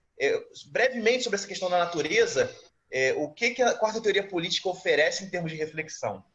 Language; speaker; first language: Portuguese; native; Portuguese